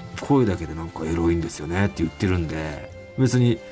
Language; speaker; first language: Japanese; native; Japanese